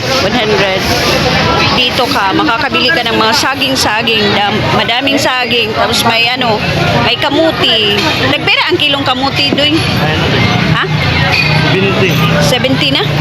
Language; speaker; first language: Filipino; non-native, local second language; Waray